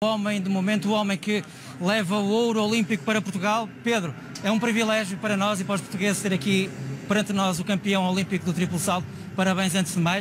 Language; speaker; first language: Portuguese; native; Portuguese